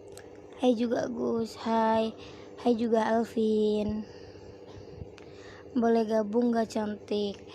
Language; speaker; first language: Indonesian; native; Indonesian